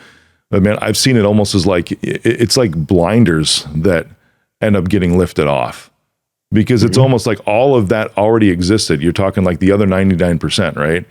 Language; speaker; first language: English; native; English